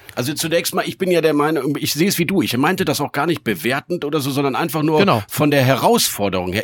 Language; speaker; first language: German; native; German